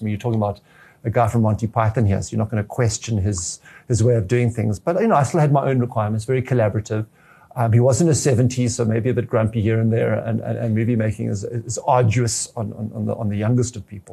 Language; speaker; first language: English; native; English